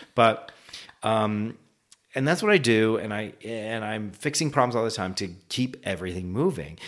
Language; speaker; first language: English; native; English